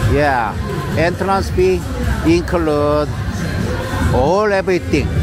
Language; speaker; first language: English; non-native, learner; Korean